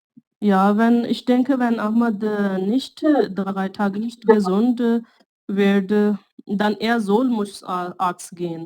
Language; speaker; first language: German; non-native, learner; Urdu